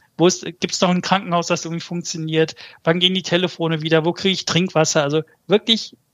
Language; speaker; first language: German; early bilingual, other home language; Turkish